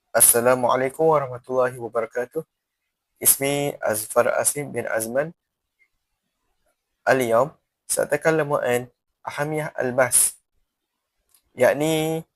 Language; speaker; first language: Arabic; non-native, learner; Malay